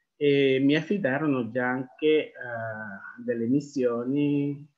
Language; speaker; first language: Italian; non-native, fluent; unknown